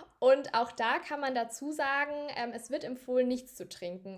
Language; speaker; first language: German; native; German